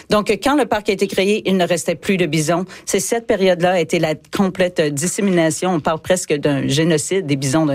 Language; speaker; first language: French; native; French